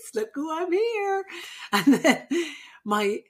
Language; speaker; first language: English; native; English